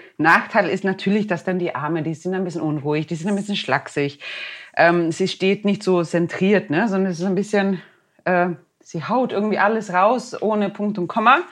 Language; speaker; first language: German; non-native, fluent; Swedish